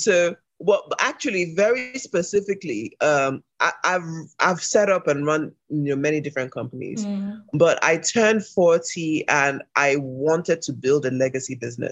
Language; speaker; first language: English; non-native, local second language; Yoruba